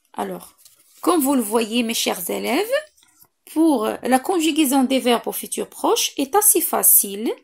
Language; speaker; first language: French; non-native, local second language; Arabic